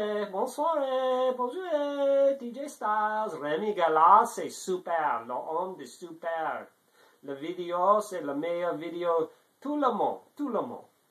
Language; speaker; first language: French; non-native, learner; English